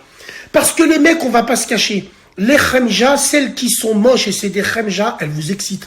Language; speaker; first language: French; native; French